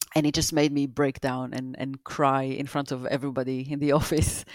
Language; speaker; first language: English; non-native, fluent; Hebrew